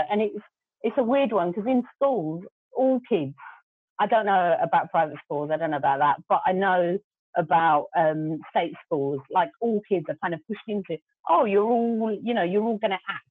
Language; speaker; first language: English; non-native, local second language; Gujarati